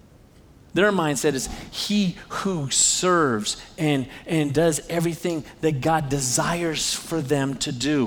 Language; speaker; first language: English; native; English